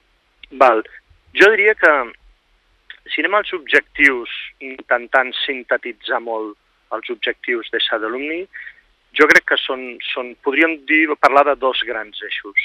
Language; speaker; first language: Catalan; native; Catalan